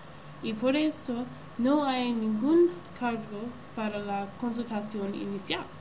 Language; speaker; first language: Spanish; non-native, learner; English